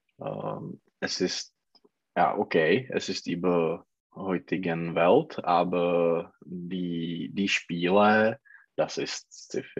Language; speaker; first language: German; non-native, learner; Czech